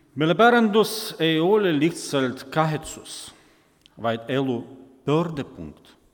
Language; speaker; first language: Estonian; non-native, local second language; Russian